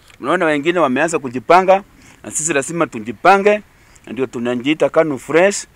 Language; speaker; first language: Swahili; non-native, local second language; Embu